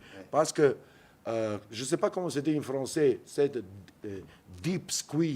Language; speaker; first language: French; non-native, fluent; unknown